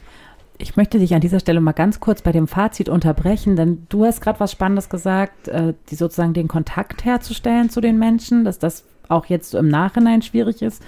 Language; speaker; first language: German; native; German